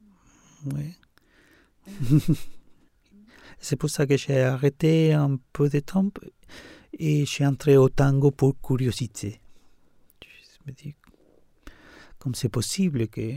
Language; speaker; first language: French; non-native, fluent; Spanish